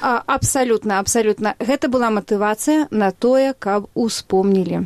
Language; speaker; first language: Belarusian; native; Belarusian